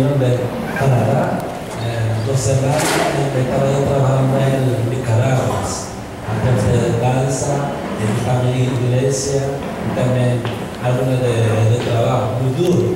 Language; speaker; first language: Spanish; non-native, learner; Korean